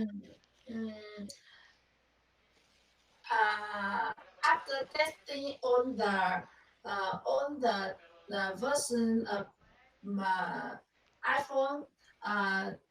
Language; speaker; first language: English; non-native, learner; Vietnamese